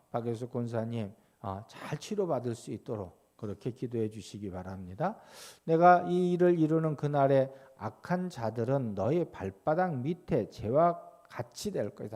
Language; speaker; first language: Korean; native; Korean